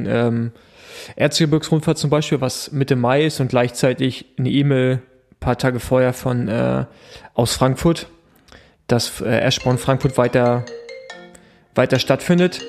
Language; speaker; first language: German; native; German